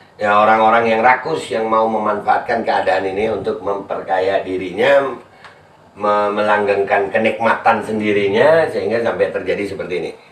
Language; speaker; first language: Indonesian; native; Indonesian